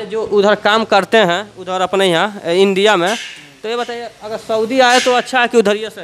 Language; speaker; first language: Hindi; native; Hindi